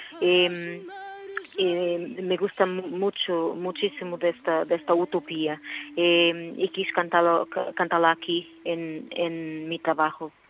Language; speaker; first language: Spanish; non-native, learner; Portuguese